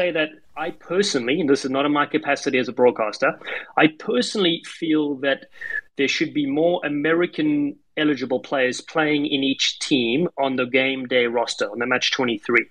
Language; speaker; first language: English; native; English